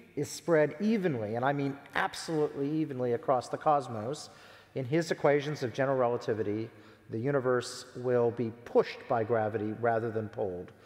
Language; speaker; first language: English; native; English